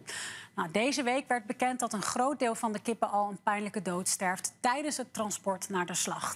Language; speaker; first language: Dutch; native; Dutch